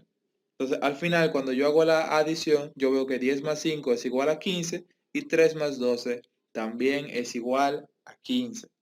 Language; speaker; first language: Spanish; native; Spanish